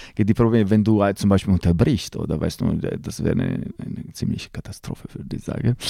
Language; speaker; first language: German; non-native, fluent; Italian